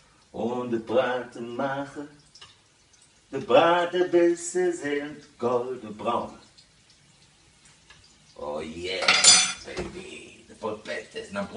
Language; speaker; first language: German; early bilingual, other home language; Italian